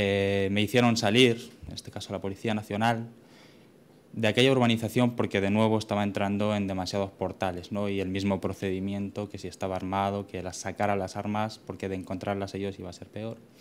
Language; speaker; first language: Spanish; native; Spanish